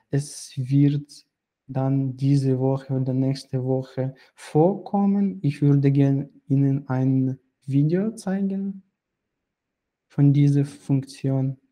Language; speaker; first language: German; non-native, fluent; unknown